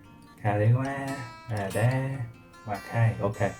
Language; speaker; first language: Japanese; non-native, learner; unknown